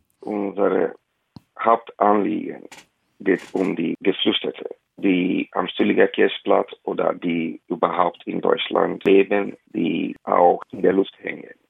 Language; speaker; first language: German; non-native, fluent; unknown